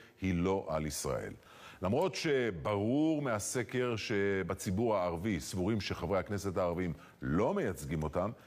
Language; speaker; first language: Hebrew; native; Hebrew